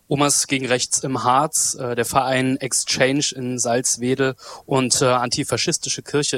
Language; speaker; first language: German; native; German